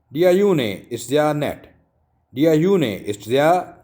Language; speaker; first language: German; non-native, learner; Urdu